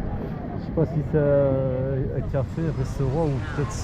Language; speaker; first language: French; early bilingual, other home language; Polish